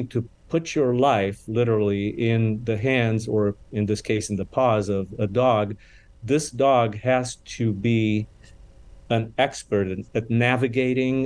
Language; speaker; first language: English; non-native, fluent; Romanian